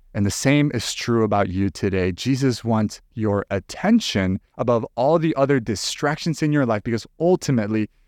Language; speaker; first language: English; non-native, fluent; Spanish